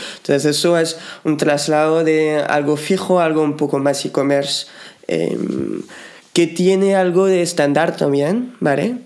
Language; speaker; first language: Spanish; non-native, fluent; French